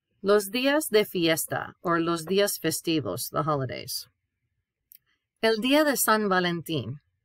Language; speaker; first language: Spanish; non-native, fluent; English